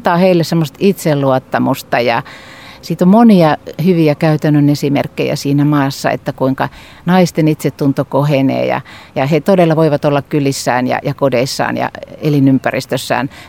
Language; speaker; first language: Finnish; native; Finnish